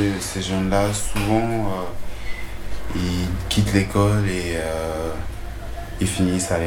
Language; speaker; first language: French; non-native, local second language; Comorian